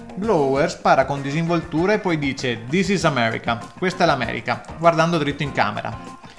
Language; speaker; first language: Italian; native; Italian